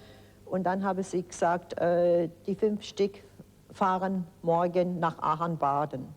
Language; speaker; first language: German; early bilingual, other home language; Polish